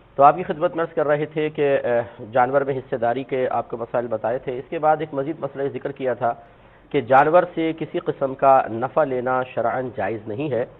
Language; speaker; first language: Urdu; native; Urdu